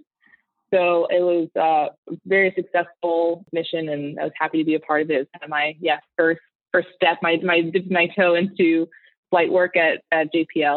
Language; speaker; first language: English; native; English